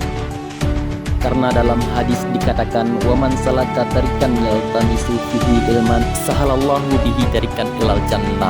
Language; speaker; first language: Indonesian; non-native, local second language; Achinese